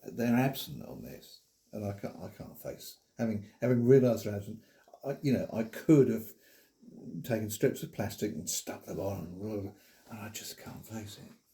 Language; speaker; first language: English; native; English